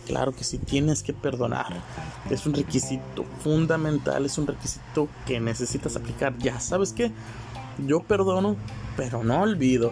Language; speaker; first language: Spanish; native; Spanish